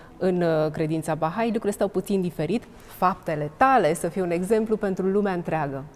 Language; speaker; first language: Romanian; native; Romanian